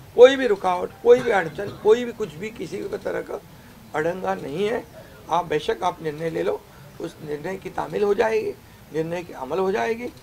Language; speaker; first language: Hindi; non-native, local second language; Marathi